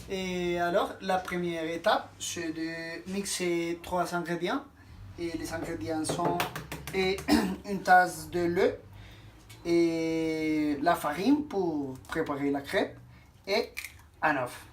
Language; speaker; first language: French; non-native, learner; Spanish